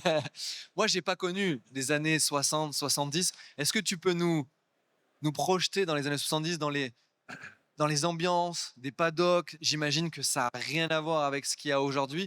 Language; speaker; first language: French; native; French